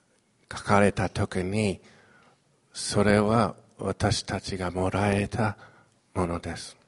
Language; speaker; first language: Japanese; non-native, fluent; Chinese